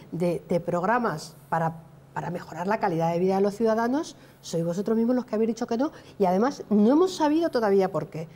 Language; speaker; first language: Spanish; native; Spanish